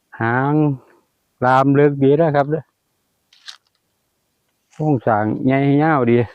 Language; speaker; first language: Thai; non-native, local second language; Lao